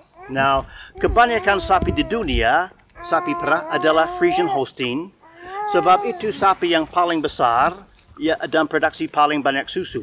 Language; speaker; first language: Indonesian; non-native, fluent; English